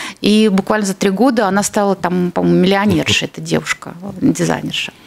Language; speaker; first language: Russian; native; Russian